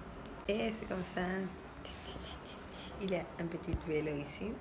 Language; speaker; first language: French; non-native, learner; Spanish